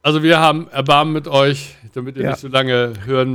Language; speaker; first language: German; native; German